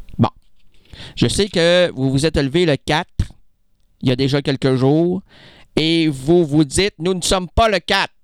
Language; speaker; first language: French; native; French